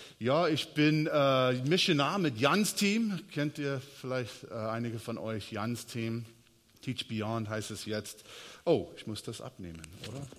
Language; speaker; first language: German; non-native, fluent; English